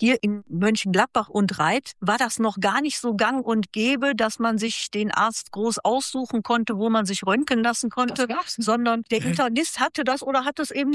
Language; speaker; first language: German; native; German